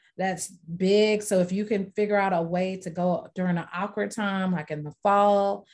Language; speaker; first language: English; native; English